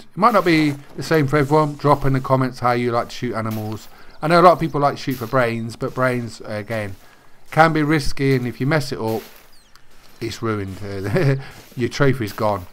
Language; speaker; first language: English; native; English